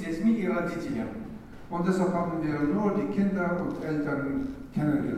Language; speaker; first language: German; non-native, fluent; Russian